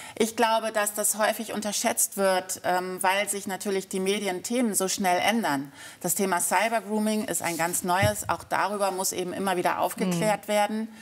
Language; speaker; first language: German; native; German